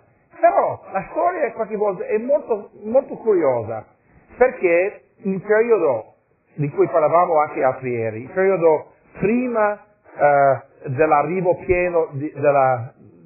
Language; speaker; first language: Italian; non-native, fluent; English